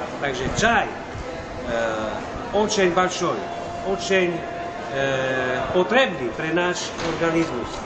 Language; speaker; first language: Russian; non-native, learner; Slovak